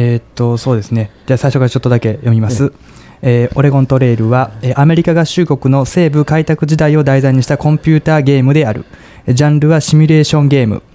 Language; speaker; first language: Japanese; native; Japanese